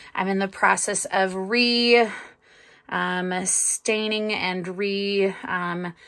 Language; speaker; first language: English; native; English